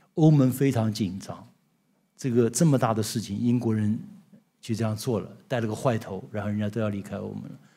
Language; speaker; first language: Chinese; native; Chinese